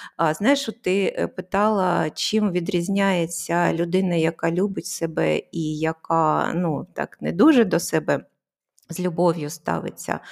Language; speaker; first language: Ukrainian; non-native, local second language; Russian